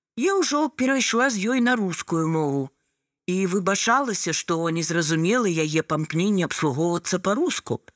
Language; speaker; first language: Belarusian; non-native, local second language; Russian